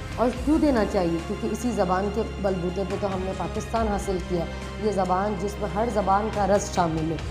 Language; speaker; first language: Urdu; native; Urdu